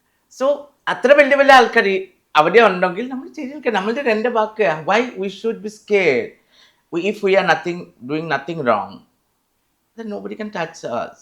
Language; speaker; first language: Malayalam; non-native, local second language; Assamese